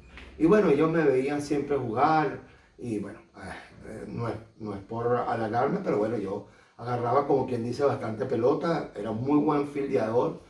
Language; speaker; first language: Spanish; native; Spanish